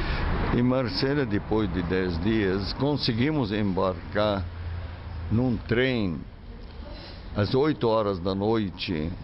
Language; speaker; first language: Portuguese; non-native, fluent; Arabic